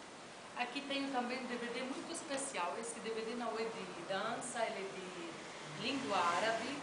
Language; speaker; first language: Portuguese; non-native, fluent; Arabic